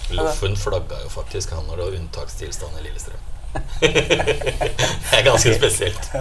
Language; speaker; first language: Norwegian; native; Norwegian